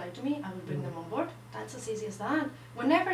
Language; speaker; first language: English; non-native, fluent; Spanish